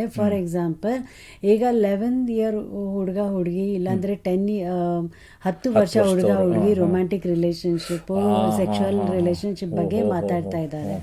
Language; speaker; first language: Kannada; non-native, local second language; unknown